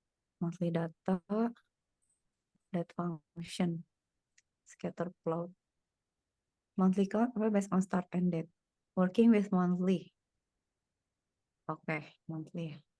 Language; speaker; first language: English; non-native, fluent; Indonesian